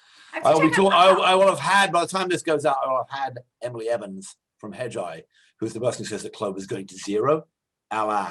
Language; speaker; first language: English; native; English